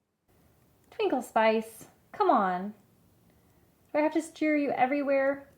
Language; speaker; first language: English; native; English